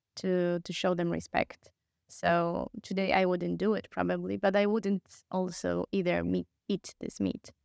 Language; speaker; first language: English; non-native, fluent; Polish